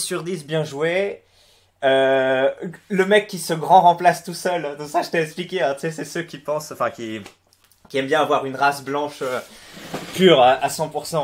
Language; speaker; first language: French; native; French